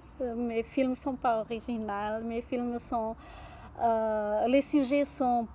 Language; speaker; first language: French; non-native, fluent; Portuguese